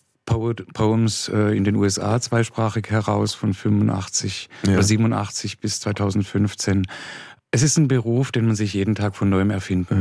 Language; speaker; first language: German; native; German